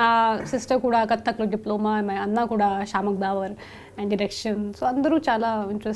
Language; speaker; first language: Telugu; non-native, local second language; Hindi